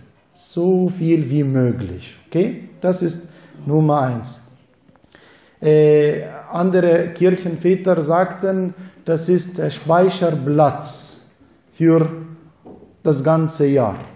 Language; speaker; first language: German; non-native, fluent; Arabic